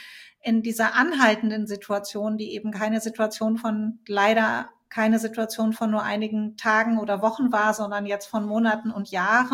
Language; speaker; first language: German; native; German